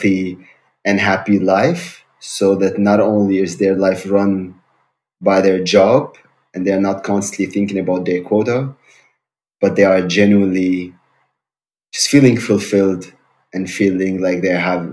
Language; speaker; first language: English; non-native, fluent; Arabic